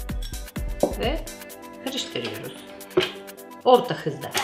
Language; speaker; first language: Turkish; non-native, learner; Russian